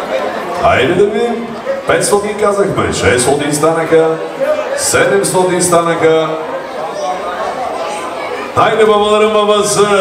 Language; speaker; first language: Bulgarian; non-native, local second language; Turkish